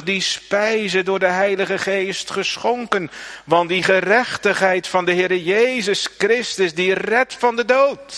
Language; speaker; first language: Dutch; native; Dutch